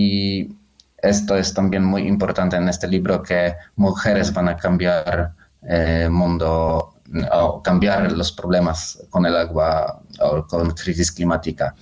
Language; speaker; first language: Spanish; non-native, learner; Polish